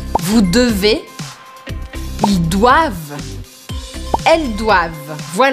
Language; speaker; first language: French; non-native, learner; Portuguese